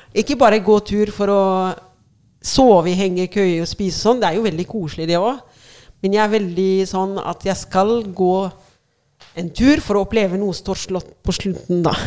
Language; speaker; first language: Norwegian; non-native, fluent; Arabic